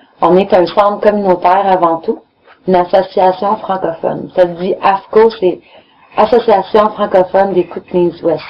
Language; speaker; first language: French; native; French